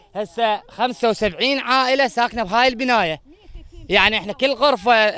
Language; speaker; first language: Arabic; native; Arabic